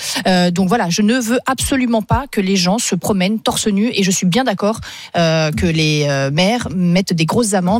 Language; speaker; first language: French; native; French